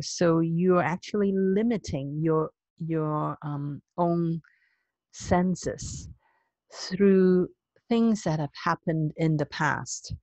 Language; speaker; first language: English; non-native, local second language; Cantonese